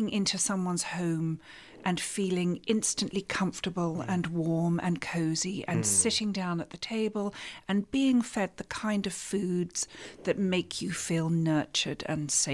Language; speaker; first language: English; native; English